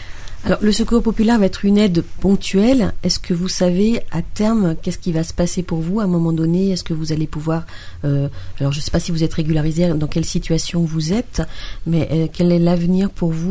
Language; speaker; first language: French; native; French